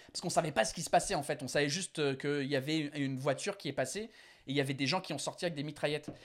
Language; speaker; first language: French; non-native, fluent; English